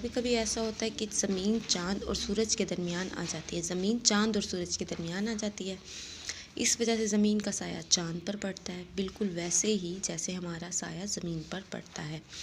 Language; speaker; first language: Hindi; non-native, local second language; Saraiki